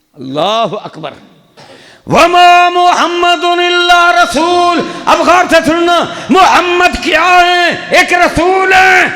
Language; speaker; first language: Urdu; non-native, local second language; Punjabi